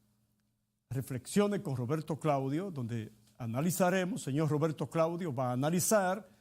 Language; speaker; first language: Spanish; native; Spanish